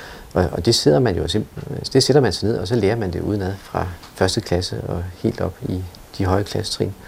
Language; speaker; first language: Danish; native; Danish